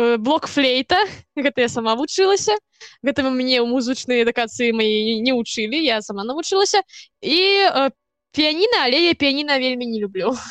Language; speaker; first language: Belarusian; non-native, local second language; Russian